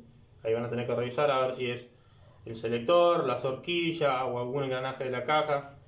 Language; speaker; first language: Spanish; native; Spanish